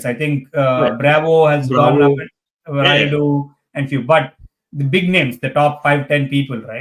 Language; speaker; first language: English; non-native, local second language; Hindi